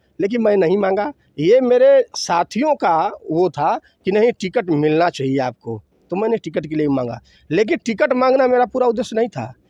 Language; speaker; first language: Hindi; native; Hindi